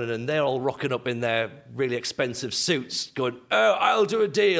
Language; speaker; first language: English; native; English